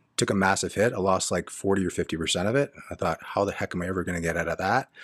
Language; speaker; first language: English; native; English